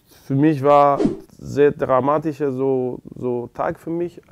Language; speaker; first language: German; non-native, learner; Persian